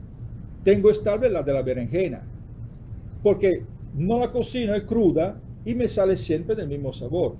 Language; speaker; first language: Spanish; non-native, fluent; Italian